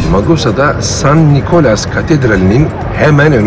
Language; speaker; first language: Turkish; native; Turkish